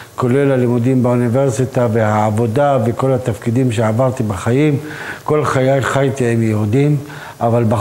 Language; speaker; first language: Hebrew; non-native, local second language; Arabic